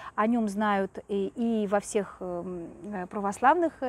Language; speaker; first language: Russian; native; Russian